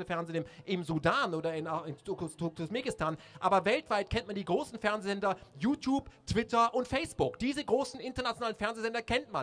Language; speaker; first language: German; native; German